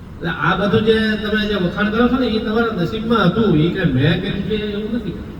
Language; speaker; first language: Gujarati; native; Gujarati